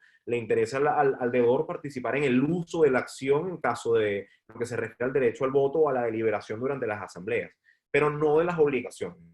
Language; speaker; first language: Spanish; native; Spanish